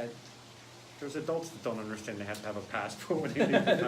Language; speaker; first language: English; native; English